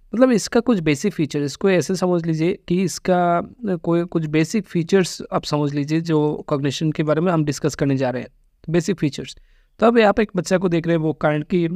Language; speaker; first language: Hindi; non-native, local second language; Bangla